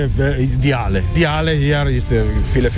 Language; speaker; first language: German; non-native, learner; Italian